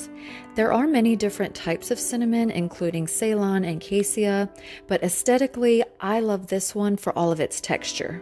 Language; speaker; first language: English; native; English